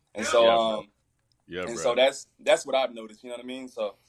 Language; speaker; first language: English; native; English